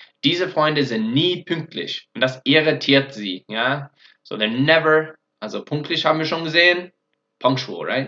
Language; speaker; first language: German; non-native, fluent; English